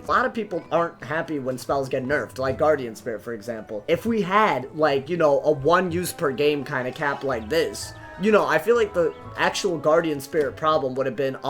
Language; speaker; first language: English; native; English